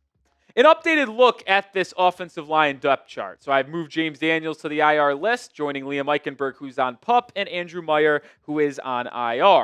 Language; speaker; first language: English; native; English